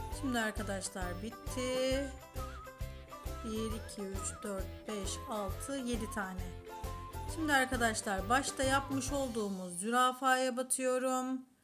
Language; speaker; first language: Turkish; native; Turkish